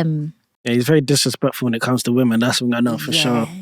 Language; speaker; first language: English; native; English